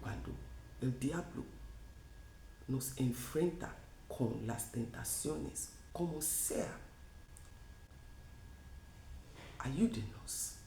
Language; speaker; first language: Spanish; non-native, fluent; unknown